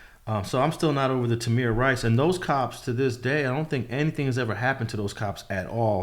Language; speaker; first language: English; native; English